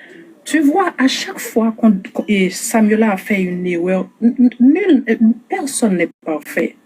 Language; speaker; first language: French; non-native, local second language; Haitian Creole